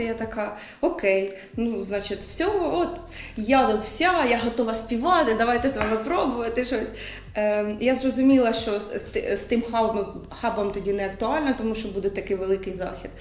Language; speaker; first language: Ukrainian; native; Ukrainian